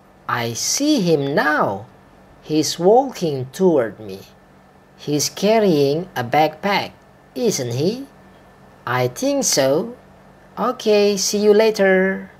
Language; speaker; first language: English; non-native, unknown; Indonesian